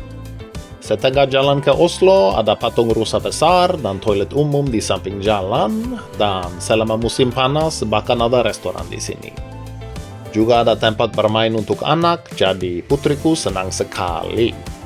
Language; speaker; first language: Indonesian; non-native, fluent; Norwegian